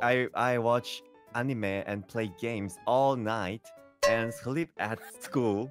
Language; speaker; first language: English; non-native, learner; Korean